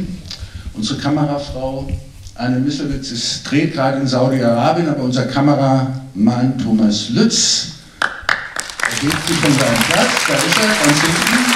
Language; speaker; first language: German; native; German